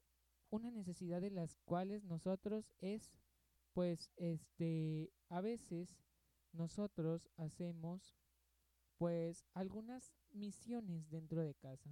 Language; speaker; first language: Spanish; native; Spanish